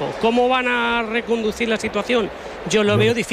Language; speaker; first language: Spanish; native; Spanish